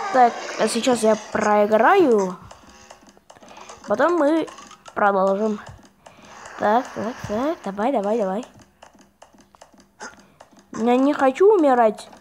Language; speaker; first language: Russian; non-native, fluent; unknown